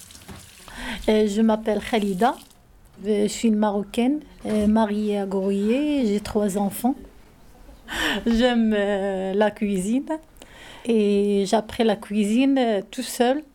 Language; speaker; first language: French; non-native, learner; Arabic